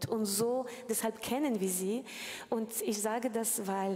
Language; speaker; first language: German; non-native, fluent; Ukrainian